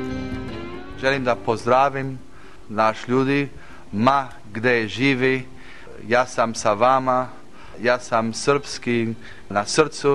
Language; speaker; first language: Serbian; early bilingual, heritage; English